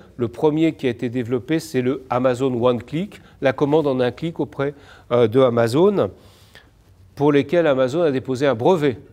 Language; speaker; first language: French; native; French